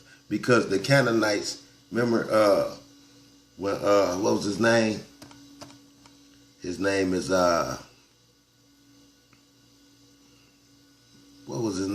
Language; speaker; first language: English; native; English